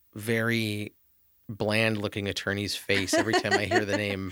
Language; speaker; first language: English; native; English